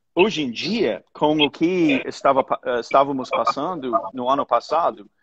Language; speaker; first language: Portuguese; non-native, fluent; English